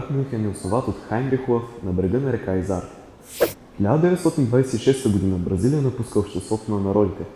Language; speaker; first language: Bulgarian; native; Bulgarian